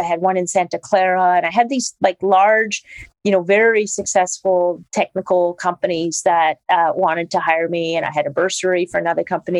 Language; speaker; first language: English; non-native, fluent; French